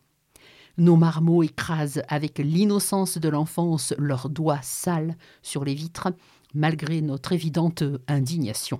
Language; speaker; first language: French; native; French